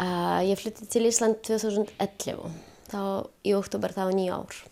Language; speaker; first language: Icelandic; non-native, learner; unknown